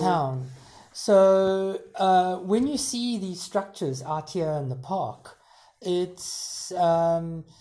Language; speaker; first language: English; native; English